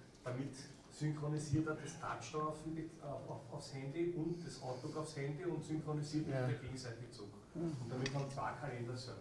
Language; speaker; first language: German; native; German